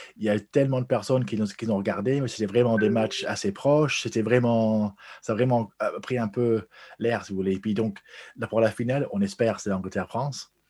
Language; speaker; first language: French; non-native, fluent; English